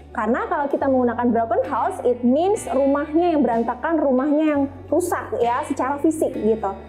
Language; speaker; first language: Indonesian; native; Indonesian